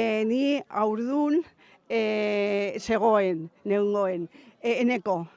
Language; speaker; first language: Basque; non-native, local second language; Spanish